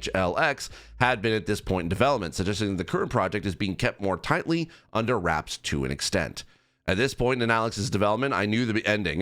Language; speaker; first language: English; native; English